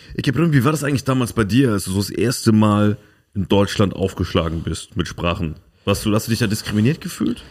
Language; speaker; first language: German; native; German